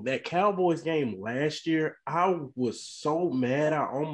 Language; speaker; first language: English; native; English